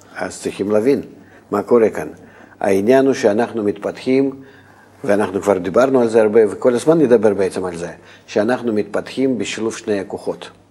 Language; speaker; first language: Hebrew; non-native, fluent; Russian